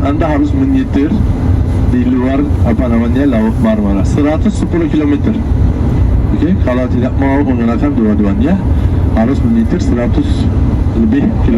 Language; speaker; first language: Indonesian; non-native, learner; Turkish